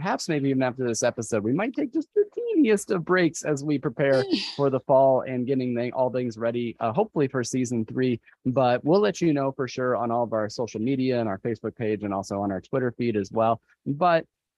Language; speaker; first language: English; native; English